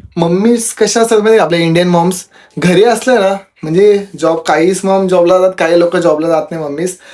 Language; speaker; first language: Marathi; non-native, local second language; Telugu